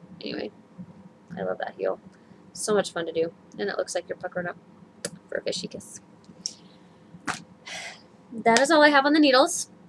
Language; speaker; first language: English; native; English